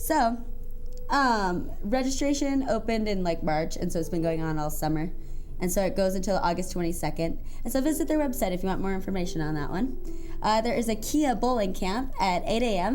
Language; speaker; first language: English; native; English